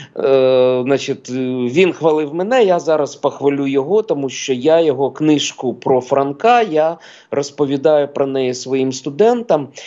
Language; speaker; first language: Ukrainian; non-native, local second language; Russian